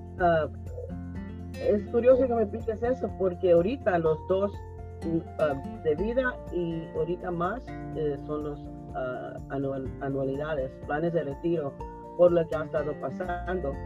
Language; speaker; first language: Spanish; early bilingual, heritage; Spanish